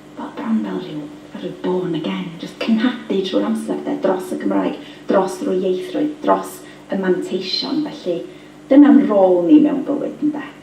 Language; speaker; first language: Welsh; native; Welsh